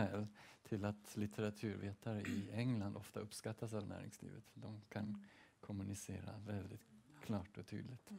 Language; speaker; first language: Swedish; early bilingual, heritage; Swedish